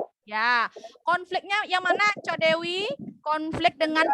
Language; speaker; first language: Indonesian; native; Indonesian